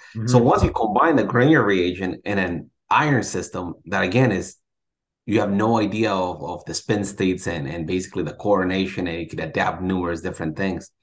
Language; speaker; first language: English; native; English